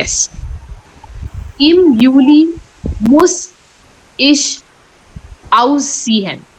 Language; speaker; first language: German; non-native, learner; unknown